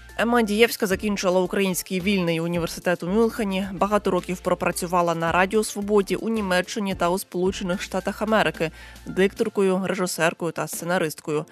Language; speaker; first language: Ukrainian; native; Ukrainian